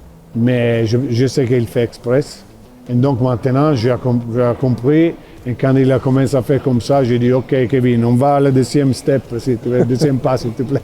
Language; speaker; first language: French; non-native, fluent; Italian